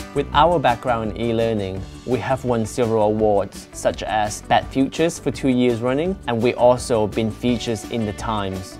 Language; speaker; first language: English; non-native, fluent; Thai